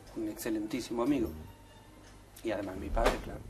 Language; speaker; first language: Spanish; native; Spanish